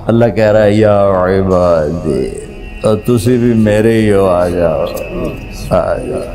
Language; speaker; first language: Urdu; non-native, local second language; Punjabi